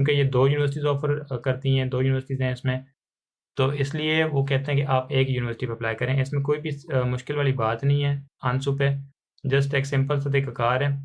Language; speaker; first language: Urdu; non-native, local second language; Punjabi